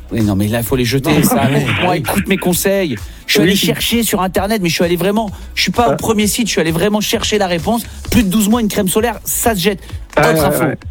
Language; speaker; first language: French; native; French